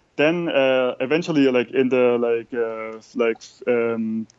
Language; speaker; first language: English; non-native, fluent; German